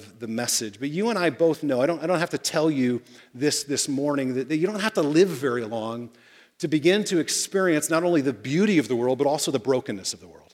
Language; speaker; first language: English; native; English